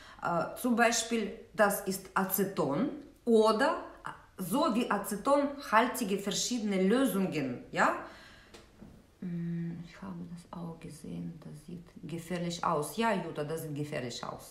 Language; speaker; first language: German; non-native, fluent; Russian